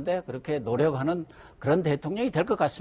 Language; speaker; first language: Korean; native; Korean